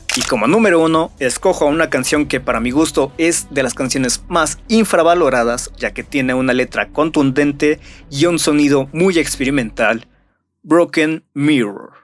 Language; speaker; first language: Spanish; native; Spanish